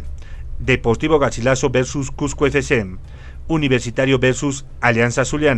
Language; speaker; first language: Spanish; native; Spanish